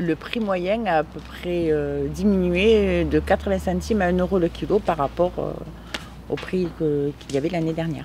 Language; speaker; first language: French; native; French